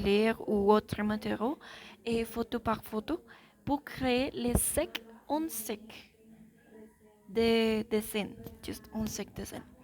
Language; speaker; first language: French; non-native, learner; Spanish